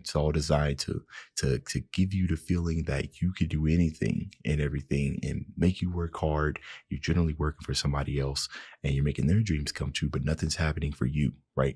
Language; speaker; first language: English; native; English